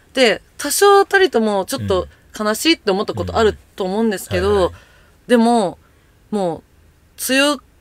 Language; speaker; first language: Japanese; native; Japanese